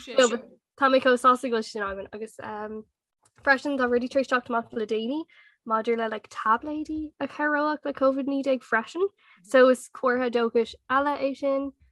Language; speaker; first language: Irish; non-native, local second language; English